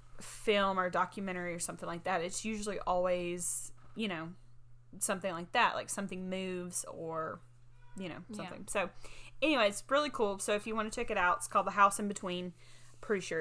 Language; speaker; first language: English; native; English